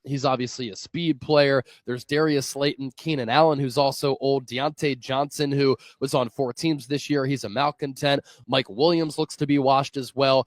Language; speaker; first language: English; native; English